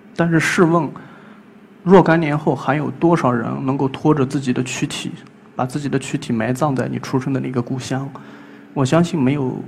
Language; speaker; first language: Chinese; native; Chinese